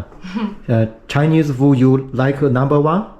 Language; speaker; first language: English; non-native, learner; Chinese